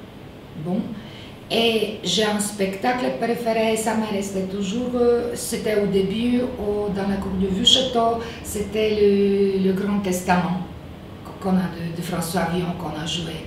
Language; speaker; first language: French; non-native, fluent; Bulgarian